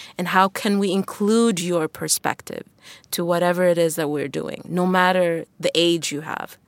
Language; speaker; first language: English; non-native, fluent; Wolof